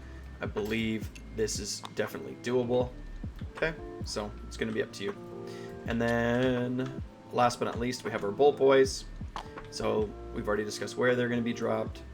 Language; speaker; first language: English; native; English